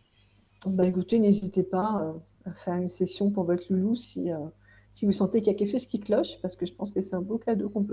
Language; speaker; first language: French; native; French